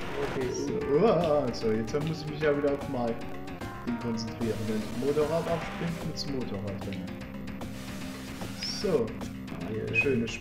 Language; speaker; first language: German; native; German